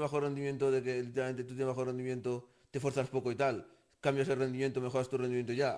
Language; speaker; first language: Spanish; native; Spanish